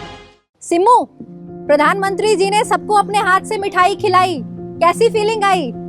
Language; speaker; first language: Hindi; native; Hindi